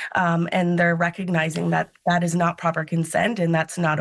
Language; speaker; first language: English; native; English